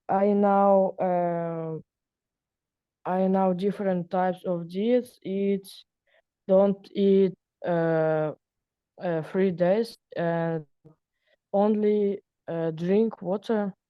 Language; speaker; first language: English; non-native, learner; Russian